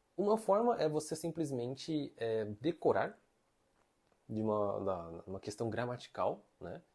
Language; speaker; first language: Portuguese; non-native, fluent; Chinese